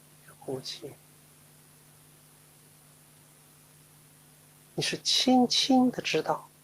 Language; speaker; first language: Chinese; native; Chinese